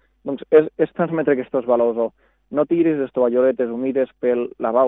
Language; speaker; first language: Catalan; native; Catalan